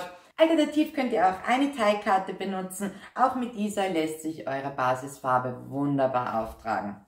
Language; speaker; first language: German; native; German